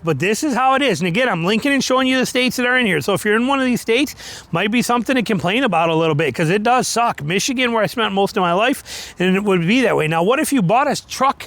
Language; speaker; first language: English; native; English